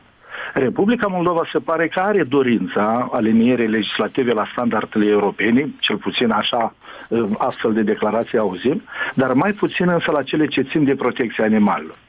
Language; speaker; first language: Romanian; native; Romanian